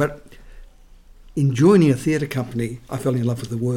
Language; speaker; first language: English; non-native, local second language; Estonian